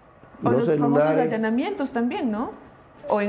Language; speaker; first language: Spanish; native; Spanish